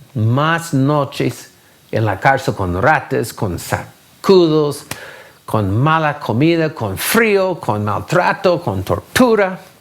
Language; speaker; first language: Spanish; non-native, fluent; English